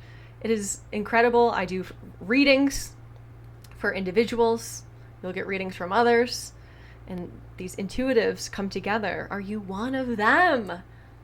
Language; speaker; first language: English; native; English